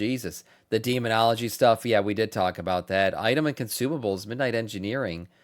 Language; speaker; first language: English; native; English